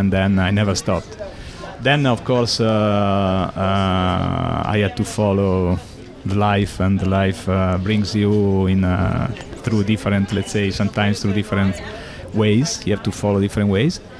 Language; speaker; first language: English; non-native, fluent; Italian